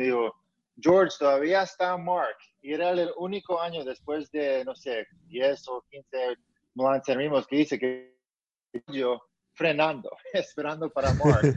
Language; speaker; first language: Spanish; early bilingual, heritage; Spanish